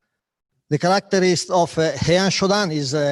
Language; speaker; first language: English; non-native, learner; Italian